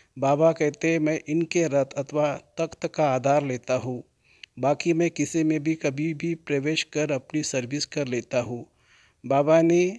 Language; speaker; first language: Hindi; native; Hindi